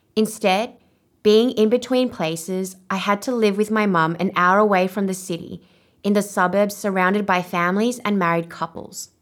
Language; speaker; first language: English; non-native, local second language; Vietnamese